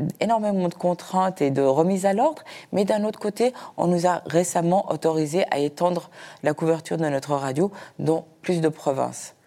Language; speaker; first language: French; early bilingual, other home language; Persian